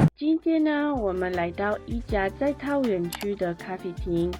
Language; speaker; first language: Chinese; native; Chinese